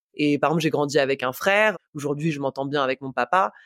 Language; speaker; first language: French; native; French